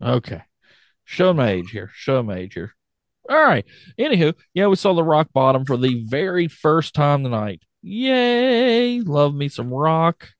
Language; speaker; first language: English; native; English